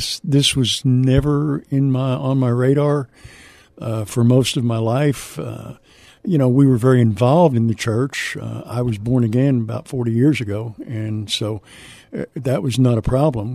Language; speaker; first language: English; native; English